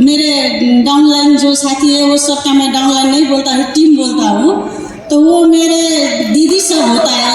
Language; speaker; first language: Hindi; non-native, learner; Nepali